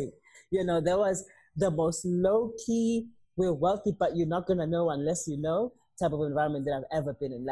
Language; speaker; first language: English; non-native, local second language; Zulu